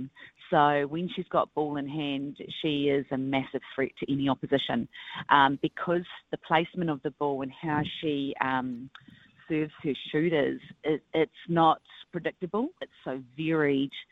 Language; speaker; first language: English; native; English